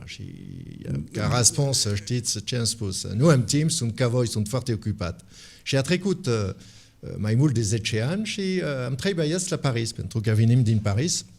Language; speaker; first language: Romanian; non-native, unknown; French